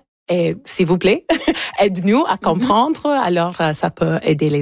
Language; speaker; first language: French; early bilingual, heritage; English